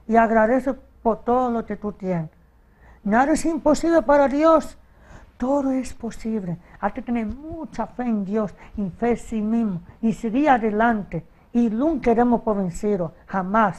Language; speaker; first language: Spanish; early bilingual, heritage; Spanish